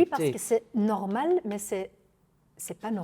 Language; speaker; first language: French; non-native, local second language; Dutch